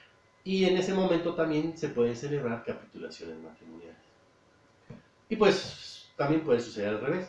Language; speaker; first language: Spanish; native; Spanish